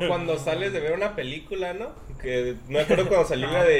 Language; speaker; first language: Spanish; native; Spanish